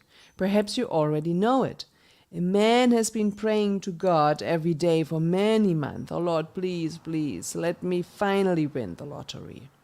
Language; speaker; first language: English; non-native, fluent; German